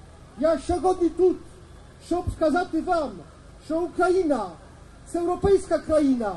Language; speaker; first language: Ukrainian; non-native, learner; Polish